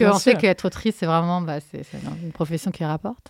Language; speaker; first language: French; native; French